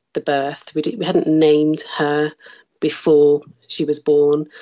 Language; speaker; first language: English; native; English